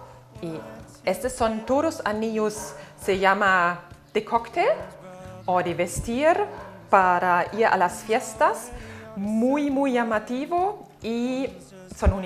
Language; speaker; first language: Spanish; non-native, fluent; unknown